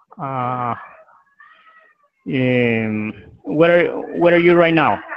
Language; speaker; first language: English; non-native, learner; Spanish